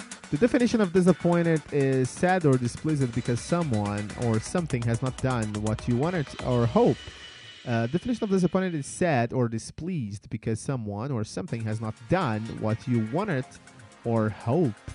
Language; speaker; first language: English; non-native, fluent; Portuguese